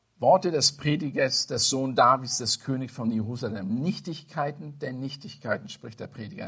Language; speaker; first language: German; non-native, fluent; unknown